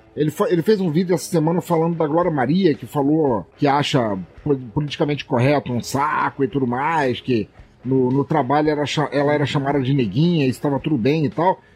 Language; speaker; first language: Portuguese; native; Portuguese